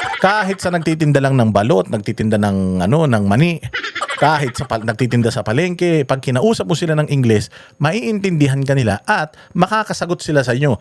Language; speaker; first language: Filipino; native; Filipino